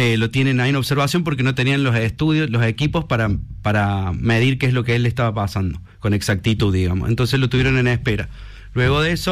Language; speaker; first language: Spanish; native; Spanish